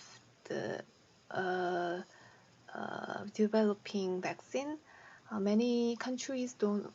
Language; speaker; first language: English; non-native, learner; Korean